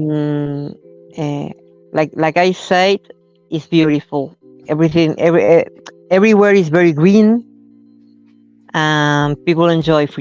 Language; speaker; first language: English; non-native, learner; Spanish